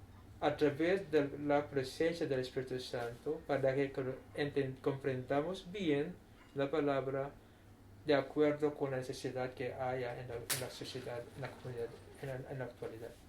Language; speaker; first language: Spanish; non-native, fluent; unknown